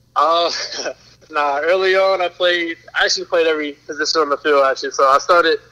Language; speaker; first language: English; native; English